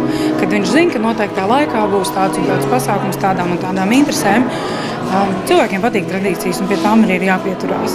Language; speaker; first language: Latvian; native; Latvian